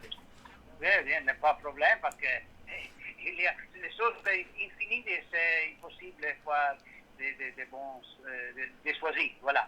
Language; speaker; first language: French; non-native, learner; Italian